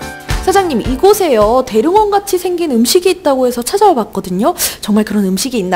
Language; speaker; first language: Korean; native; Korean